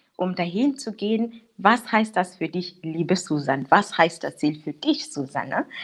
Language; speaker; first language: German; non-native, fluent; English